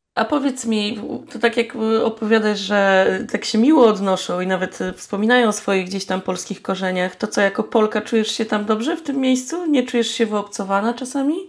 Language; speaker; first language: Polish; native; Polish